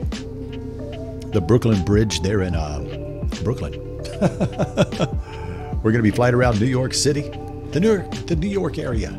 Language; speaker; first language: English; native; English